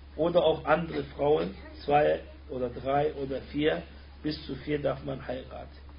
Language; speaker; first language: German; early bilingual, other home language; Turkish